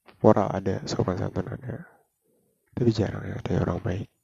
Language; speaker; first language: Indonesian; native; Indonesian